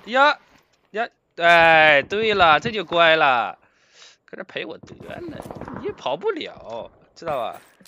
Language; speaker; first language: Chinese; native; Chinese